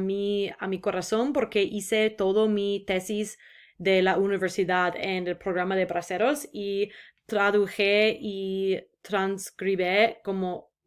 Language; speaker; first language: Spanish; non-native, fluent; English